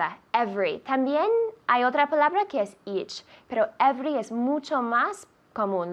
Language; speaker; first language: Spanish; non-native, fluent; English